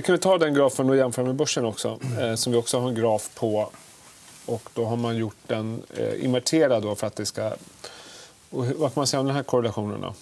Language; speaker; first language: Swedish; native; Swedish